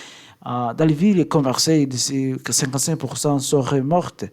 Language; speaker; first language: French; non-native, learner; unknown